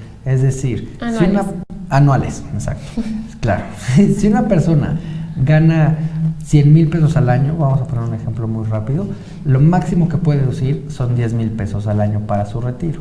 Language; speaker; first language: Spanish; native; Spanish